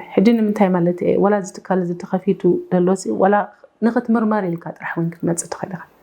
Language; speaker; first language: Tigrinya; early bilingual, heritage; Tigrinya